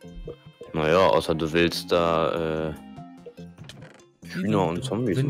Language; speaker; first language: German; native; German